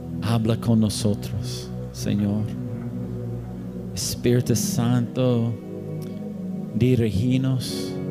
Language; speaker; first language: Spanish; non-native, learner; English